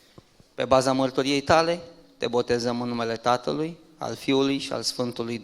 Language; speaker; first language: Romanian; native; Romanian